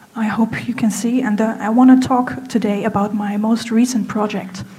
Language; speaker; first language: English; non-native, fluent; German